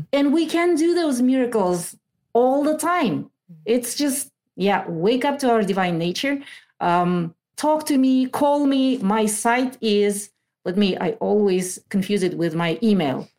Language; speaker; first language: English; non-native, fluent; Kazakh